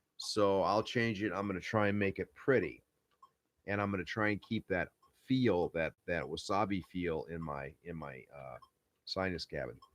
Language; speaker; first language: English; native; English